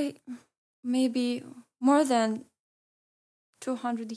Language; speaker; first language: English; non-native, learner; Ingush